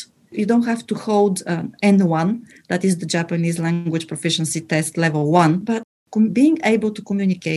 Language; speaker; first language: English; non-native, fluent; Bulgarian